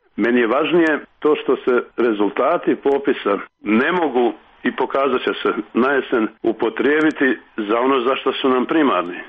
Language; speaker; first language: Serbian; native; Serbian